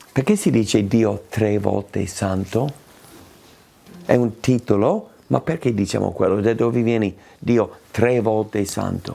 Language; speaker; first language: Italian; non-native, fluent; English